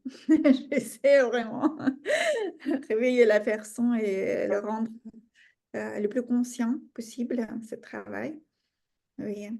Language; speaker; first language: French; non-native, fluent; Russian